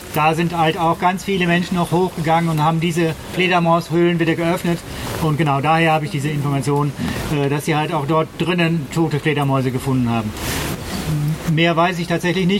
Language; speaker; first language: German; native; German